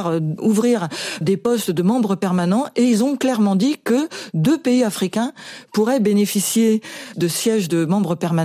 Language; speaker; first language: French; native; French